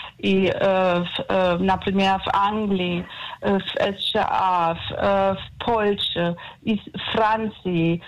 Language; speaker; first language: Russian; non-native, learner; German